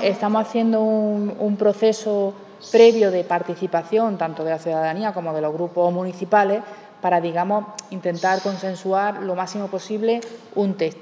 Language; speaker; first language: Spanish; native; Spanish